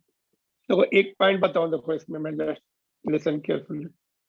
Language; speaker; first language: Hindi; non-native, local second language; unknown